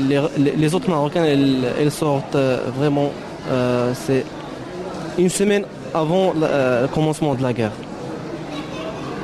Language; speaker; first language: French; non-native, learner; Arabic